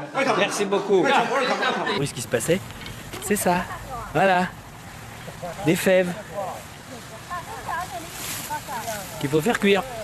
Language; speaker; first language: French; native; French